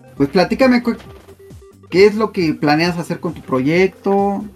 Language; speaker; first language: Spanish; native; Spanish